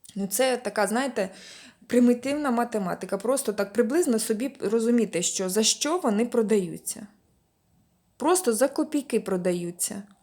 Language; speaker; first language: Ukrainian; non-native, local second language; Russian